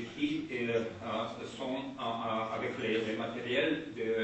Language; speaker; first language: French; non-native, learner; Slovak